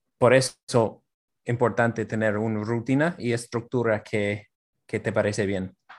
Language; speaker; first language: Spanish; non-native, fluent; English